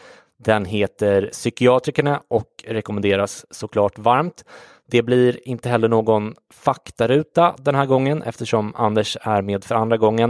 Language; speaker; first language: Swedish; native; Swedish